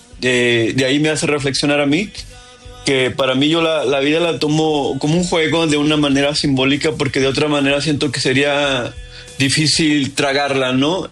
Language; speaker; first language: Spanish; early bilingual, heritage; Spanish